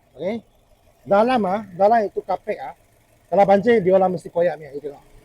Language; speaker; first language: Malay; non-native, local second language; Chinese